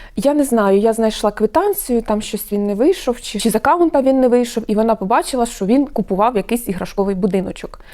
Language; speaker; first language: Ukrainian; non-native, local second language; Russian